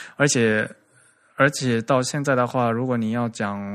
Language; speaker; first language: Chinese; native; Chinese